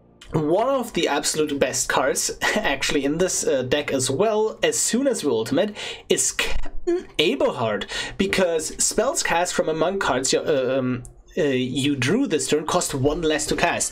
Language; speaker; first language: English; non-native, fluent; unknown